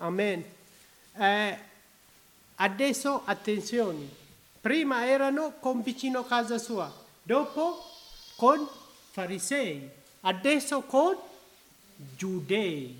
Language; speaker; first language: Italian; non-native, learner; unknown